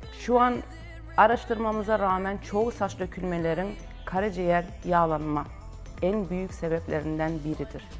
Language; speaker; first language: Turkish; non-native, fluent; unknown